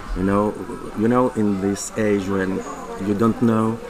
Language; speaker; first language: English; non-native, fluent; Arabic